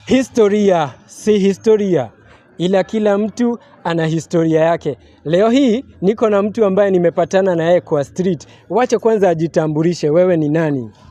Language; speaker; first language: Swahili; native; Swahili